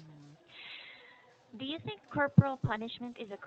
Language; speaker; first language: English; non-native, fluent; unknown